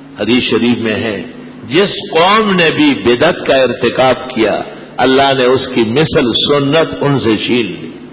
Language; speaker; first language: Urdu; non-native, local second language; Pashto